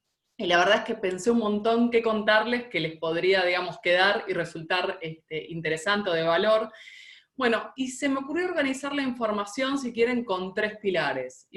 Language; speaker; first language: Spanish; native; Spanish